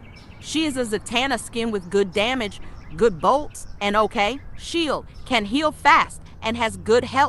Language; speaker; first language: English; native; English